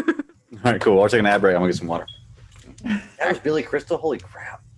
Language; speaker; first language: English; native; English